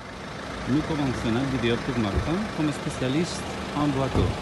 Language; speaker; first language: French; non-native, learner; Spanish